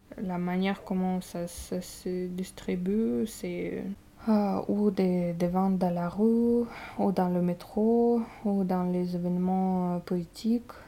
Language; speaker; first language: French; non-native, fluent; Russian